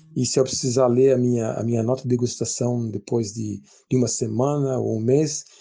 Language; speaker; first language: Portuguese; native; Portuguese